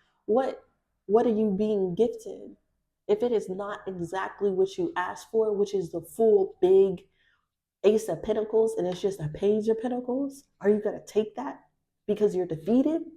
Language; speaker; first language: English; native; English